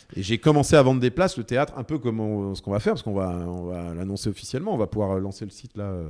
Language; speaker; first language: French; native; French